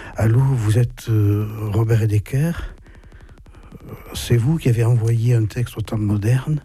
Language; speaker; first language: French; native; French